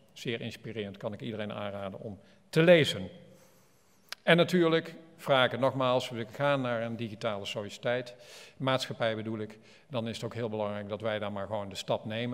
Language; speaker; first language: Dutch; native; Dutch